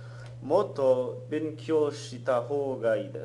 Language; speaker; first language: Japanese; non-native, learner; English